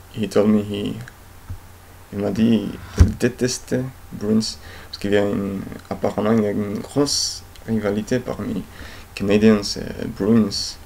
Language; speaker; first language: French; non-native, fluent; Czech